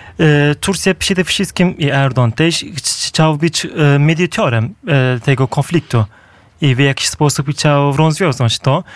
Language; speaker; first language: Polish; non-native, fluent; Turkish